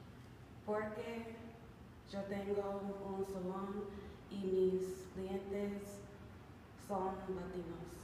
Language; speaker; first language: Spanish; non-native, learner; English